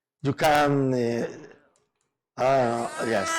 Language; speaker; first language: English; non-native, learner; Spanish